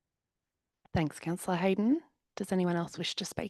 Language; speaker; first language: English; native; English